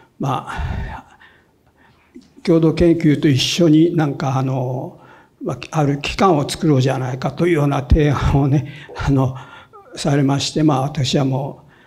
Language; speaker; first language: Japanese; native; Japanese